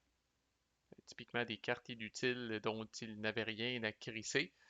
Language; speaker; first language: French; native; French